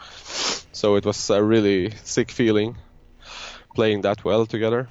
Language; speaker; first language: English; non-native, fluent; Swedish